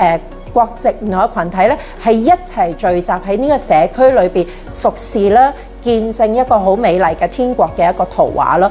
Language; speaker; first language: Cantonese; native; Cantonese